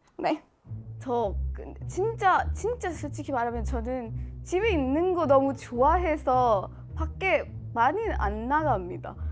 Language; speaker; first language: Korean; non-native, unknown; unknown